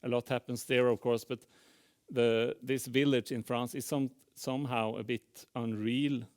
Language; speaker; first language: English; non-native, fluent; Norwegian